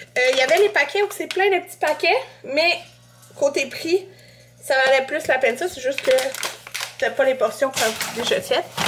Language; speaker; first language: French; native; French